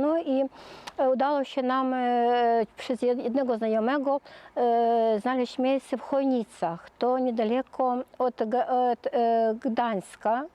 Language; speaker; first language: Polish; early bilingual, heritage; Polish